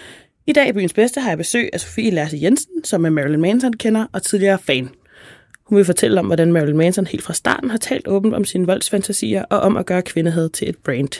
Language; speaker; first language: Danish; native; Danish